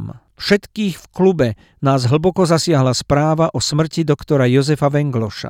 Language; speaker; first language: Slovak; native; Slovak